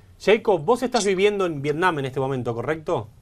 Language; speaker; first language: Spanish; native; Spanish